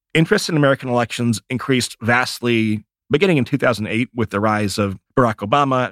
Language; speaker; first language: English; native; English